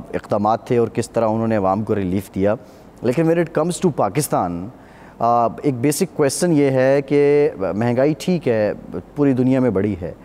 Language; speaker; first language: Urdu; native; Urdu